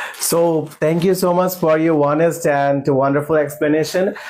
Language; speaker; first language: English; non-native, local second language; Bangla